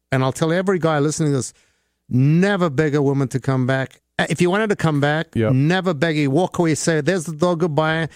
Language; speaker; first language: English; native; English